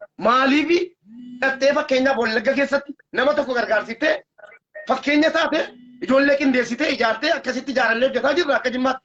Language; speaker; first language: Oromo; native; Oromo